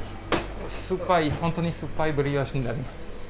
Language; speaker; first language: Japanese; non-native, learner; French